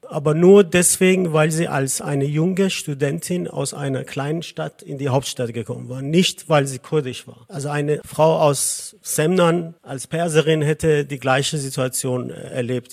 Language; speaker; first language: German; non-native, fluent; Azerbaijani